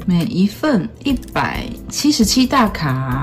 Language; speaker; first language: Chinese; native; Chinese